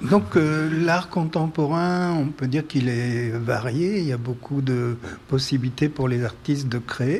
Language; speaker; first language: French; native; French